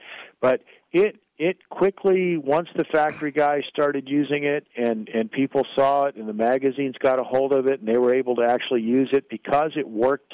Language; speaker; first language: English; native; English